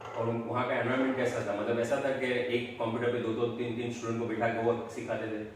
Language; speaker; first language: Hindi; native; Hindi